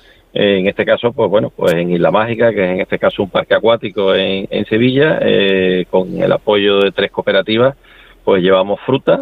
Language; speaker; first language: Spanish; native; Spanish